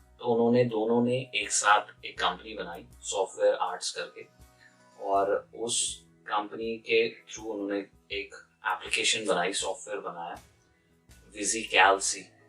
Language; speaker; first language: Urdu; non-native, local second language; Kashmiri